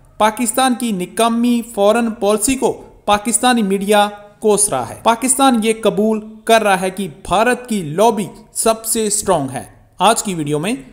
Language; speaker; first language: Hindi; native; Hindi